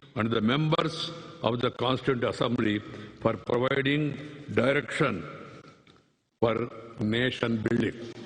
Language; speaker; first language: English; non-native, local second language; Hindi